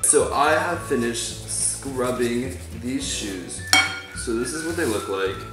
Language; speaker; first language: English; native; English